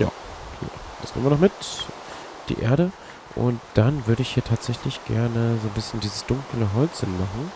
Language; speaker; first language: German; native; German